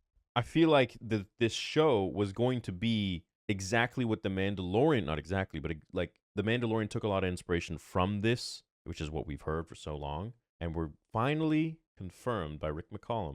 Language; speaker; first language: English; native; English